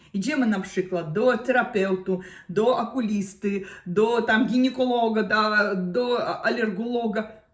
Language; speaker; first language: Polish; non-native, learner; Russian